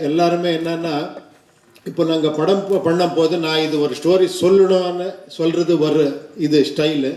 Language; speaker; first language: Tamil; non-native, fluent; Kannada